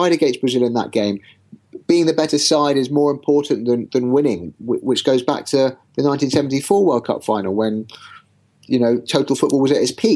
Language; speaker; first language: English; native; English